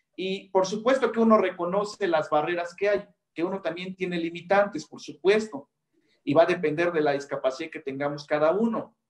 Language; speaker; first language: Spanish; native; Spanish